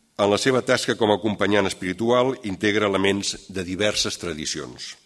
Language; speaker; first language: Catalan; native; Catalan